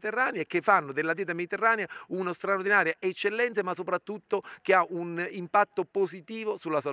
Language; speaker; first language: Italian; native; Italian